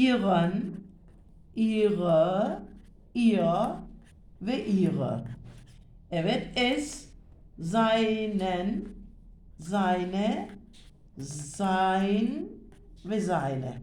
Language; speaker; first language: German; non-native, fluent; Turkish